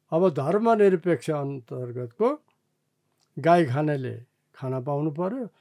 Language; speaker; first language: Nepali; non-native, local second language; Eastern Tamang